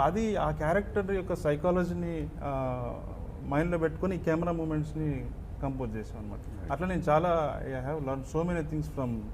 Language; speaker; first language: Telugu; native; Telugu